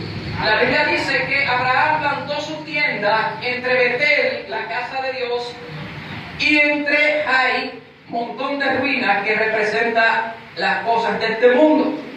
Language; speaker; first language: Spanish; native; Spanish